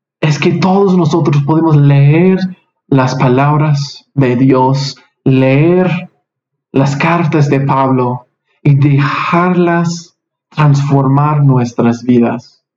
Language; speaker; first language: Spanish; non-native, fluent; English